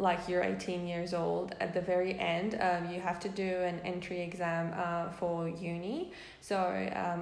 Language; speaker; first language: English; non-native, fluent; Persian